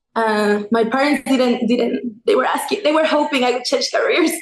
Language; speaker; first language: English; non-native, fluent; Spanish